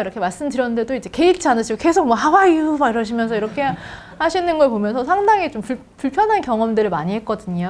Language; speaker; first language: Korean; native; Korean